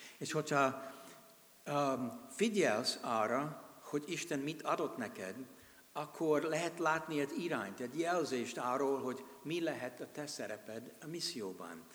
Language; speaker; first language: Hungarian; non-native, fluent; English